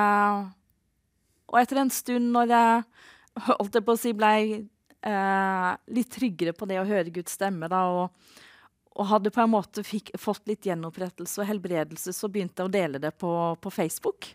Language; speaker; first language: Norwegian; native; Norwegian